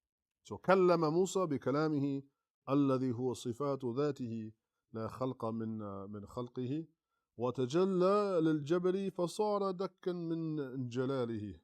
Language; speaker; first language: Arabic; non-native, fluent; English